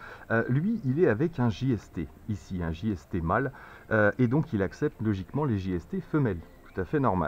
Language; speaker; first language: French; native; French